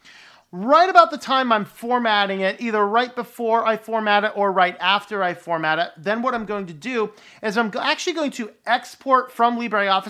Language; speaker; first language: English; native; English